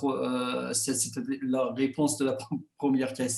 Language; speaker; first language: French; non-native, fluent; Kurdish